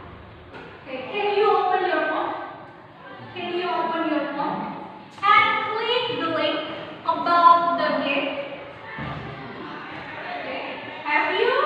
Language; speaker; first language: English; non-native, learner; Indonesian